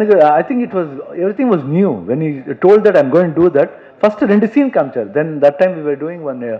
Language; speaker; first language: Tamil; non-native, local second language; Kannada